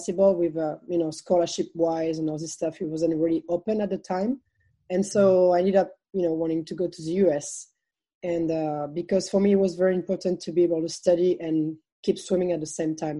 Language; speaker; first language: English; non-native, fluent; French